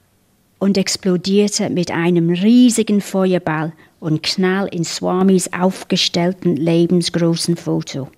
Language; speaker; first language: German; non-native, fluent; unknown